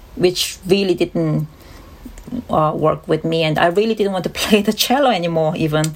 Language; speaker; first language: English; non-native, fluent; Korean